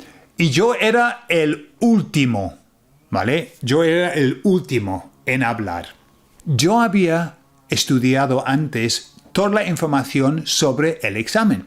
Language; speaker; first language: Spanish; non-native, fluent; English